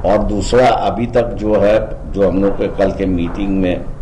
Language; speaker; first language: Hindi; non-native, local second language; Marathi